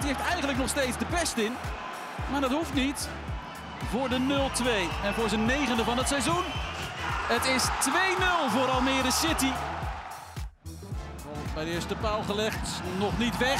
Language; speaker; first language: Dutch; native; Dutch